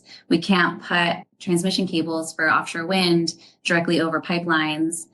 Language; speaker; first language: English; native; English